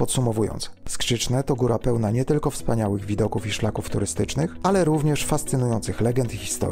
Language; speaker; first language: Polish; native; Polish